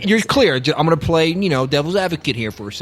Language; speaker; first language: English; native; English